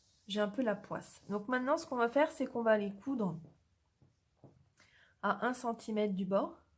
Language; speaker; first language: French; native; French